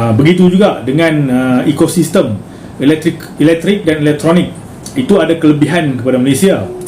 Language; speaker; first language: Malay; native; Malay